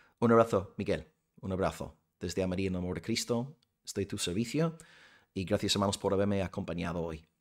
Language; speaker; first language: Spanish; non-native, fluent; English